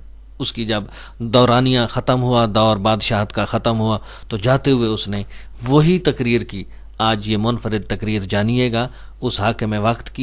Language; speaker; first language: Urdu; native; Urdu